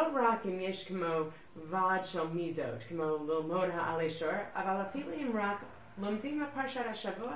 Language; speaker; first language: Hebrew; non-native, learner; English